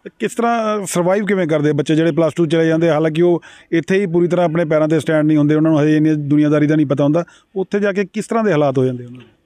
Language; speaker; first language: Punjabi; native; Punjabi